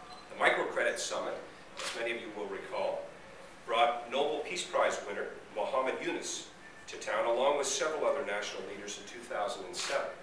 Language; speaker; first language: English; native; English